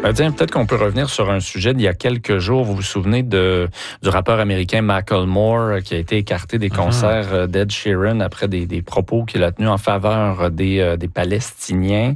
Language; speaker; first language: French; native; French